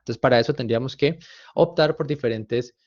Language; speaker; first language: Spanish; native; Spanish